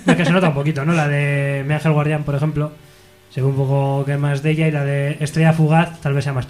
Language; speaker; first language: Spanish; native; Spanish